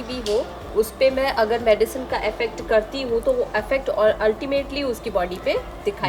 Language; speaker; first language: Hindi; native; Hindi